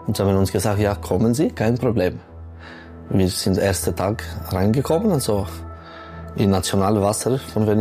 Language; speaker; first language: German; non-native, local second language; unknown